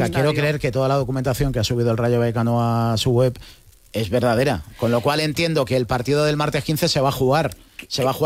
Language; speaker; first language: Spanish; native; Spanish